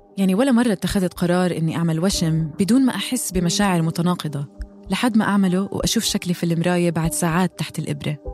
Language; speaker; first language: Arabic; native; Arabic